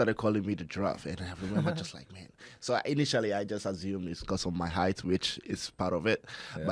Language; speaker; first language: English; non-native, local second language; Hausa